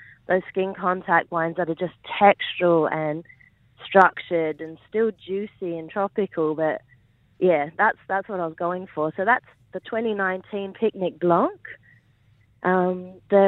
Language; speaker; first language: English; native; English